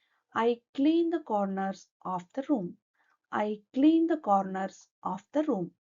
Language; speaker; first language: English; non-native, local second language; Kannada